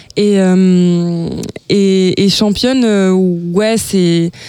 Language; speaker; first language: French; native; French